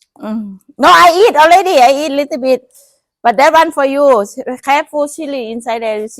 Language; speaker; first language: English; non-native, learner; Thai